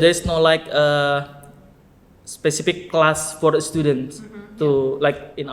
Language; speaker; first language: English; non-native, learner; Indonesian